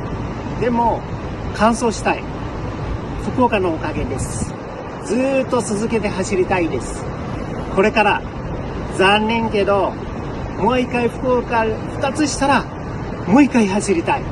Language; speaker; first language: Japanese; non-native, learner; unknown